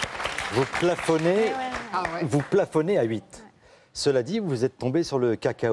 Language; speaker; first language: French; native; French